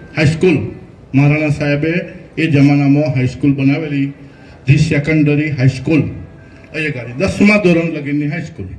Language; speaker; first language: Gujarati; native; Gujarati